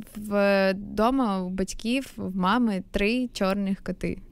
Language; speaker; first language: Ukrainian; native; Ukrainian